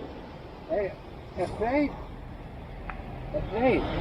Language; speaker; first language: English; non-native, learner; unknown